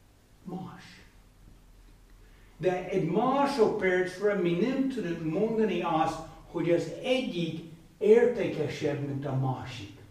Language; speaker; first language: Hungarian; non-native, fluent; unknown